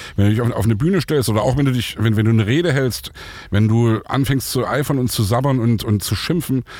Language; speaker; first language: German; native; German